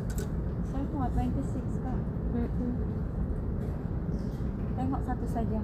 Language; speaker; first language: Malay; non-native, learner; Filipino